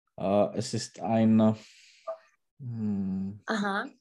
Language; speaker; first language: German; non-native, learner; Czech